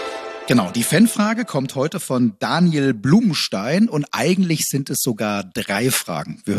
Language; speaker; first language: German; native; German